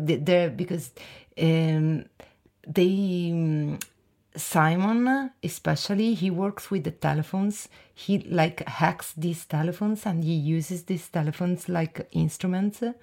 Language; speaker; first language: English; non-native, fluent; Italian